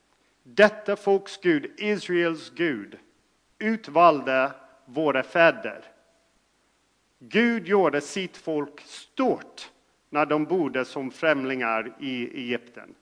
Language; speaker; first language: Swedish; non-native, fluent; English